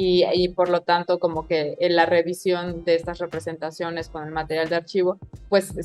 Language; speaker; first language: Spanish; native; Spanish